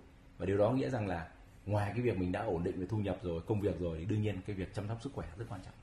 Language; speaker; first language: Vietnamese; native; Vietnamese